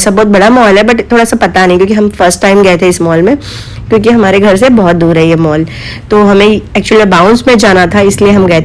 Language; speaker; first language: Hindi; native; Hindi